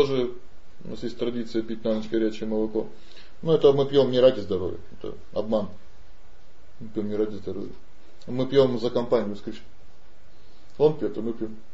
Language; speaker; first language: Russian; native; Russian